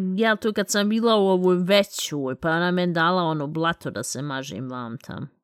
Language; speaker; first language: Bosnian; early bilingual, heritage; Bosnian